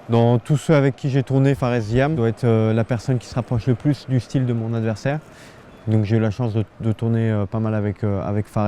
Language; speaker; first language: French; native; French